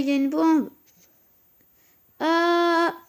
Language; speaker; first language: French; native; French